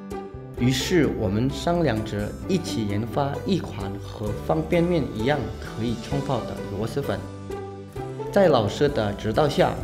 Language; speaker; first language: Chinese; non-native, fluent; Indonesian